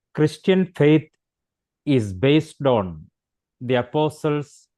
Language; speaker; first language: English; non-native, local second language; Malayalam